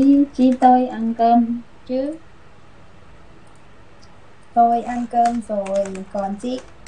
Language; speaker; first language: Vietnamese; non-native, learner; Khmer